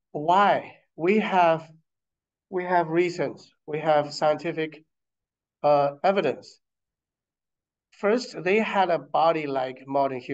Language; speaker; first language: English; non-native, fluent; Chinese